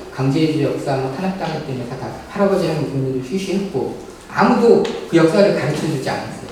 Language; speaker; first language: Korean; native; Korean